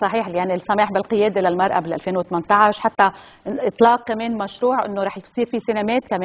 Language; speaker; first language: Arabic; native; Arabic